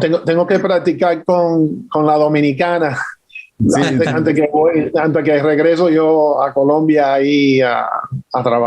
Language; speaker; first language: Spanish; early bilingual, heritage; English